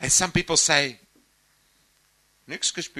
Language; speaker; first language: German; non-native, learner; English